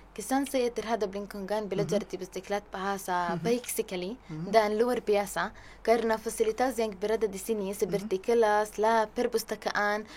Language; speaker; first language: Indonesian; non-native, learner; Arabic